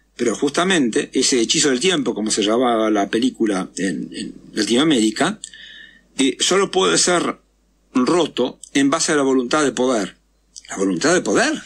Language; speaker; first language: Spanish; native; Spanish